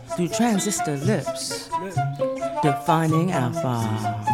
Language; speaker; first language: English; native; English